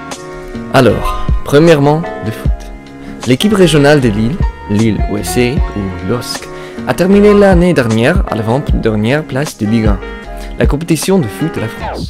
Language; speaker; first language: French; non-native, learner; Dutch